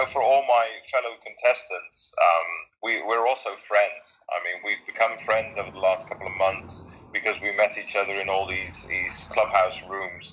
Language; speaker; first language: English; non-native, fluent; Dutch